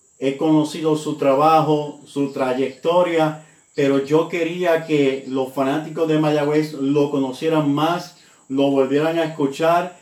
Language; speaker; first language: Spanish; native; Spanish